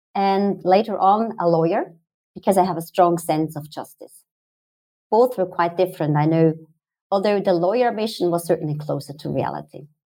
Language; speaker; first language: English; non-native, fluent; German